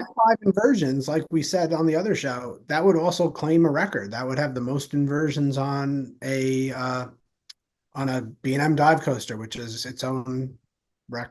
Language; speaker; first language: English; native; English